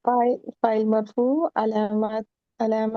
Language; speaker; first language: Arabic; non-native, learner; Urdu